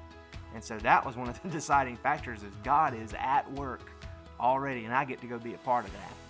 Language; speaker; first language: English; native; English